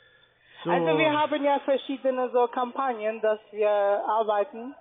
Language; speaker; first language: German; non-native, learner; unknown